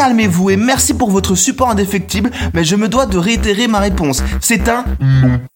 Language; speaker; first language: French; native; French